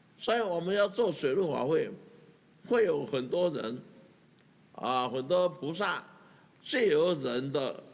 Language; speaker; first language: Chinese; native; Chinese